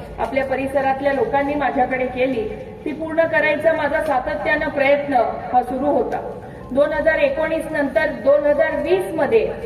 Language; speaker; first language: Marathi; native; Marathi